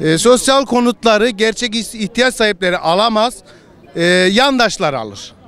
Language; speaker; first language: Turkish; non-native, local second language; Kurdish